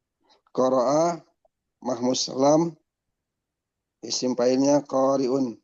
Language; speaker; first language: Arabic; non-native, learner; Indonesian